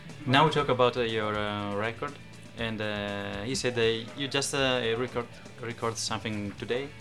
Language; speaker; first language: English; non-native, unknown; Italian